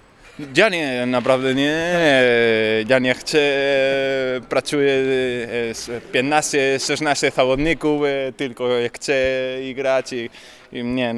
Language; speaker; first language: Polish; non-native, learner; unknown